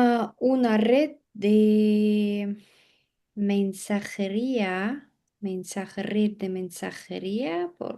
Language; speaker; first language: Spanish; non-native, learner; Russian